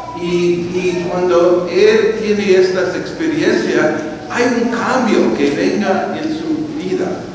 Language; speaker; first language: Spanish; non-native, fluent; English